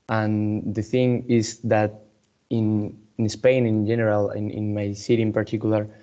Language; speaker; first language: English; non-native, fluent; Spanish